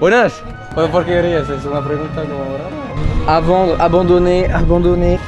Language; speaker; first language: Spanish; non-native, learner; French